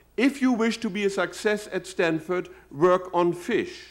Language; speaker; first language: English; non-native, fluent; German